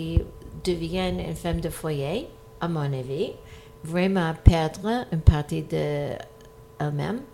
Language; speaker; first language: French; non-native, fluent; English